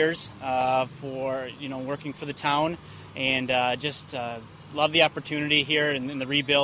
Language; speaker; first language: English; native; English